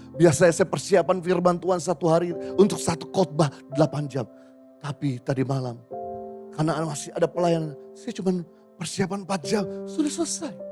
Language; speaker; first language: Indonesian; native; Indonesian